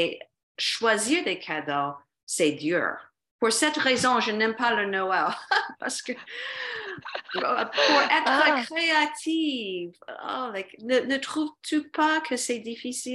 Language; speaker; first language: French; non-native, fluent; English